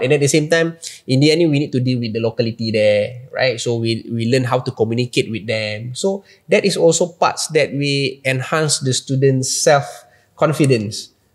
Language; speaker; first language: English; non-native, local second language; Malay